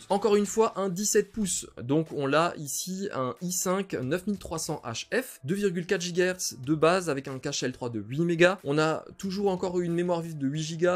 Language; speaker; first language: French; native; French